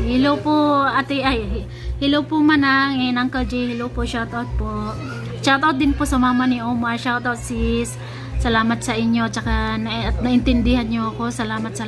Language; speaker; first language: Filipino; non-native, local second language; Cebuano